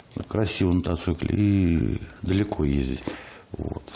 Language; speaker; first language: Russian; native; Russian